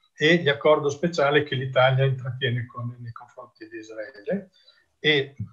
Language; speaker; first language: Italian; native; Italian